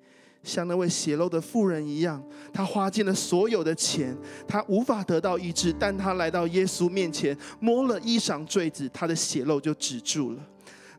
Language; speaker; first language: Chinese; native; Chinese